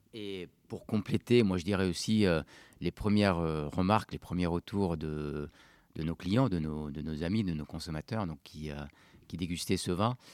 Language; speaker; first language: French; non-native, local second language; Arabic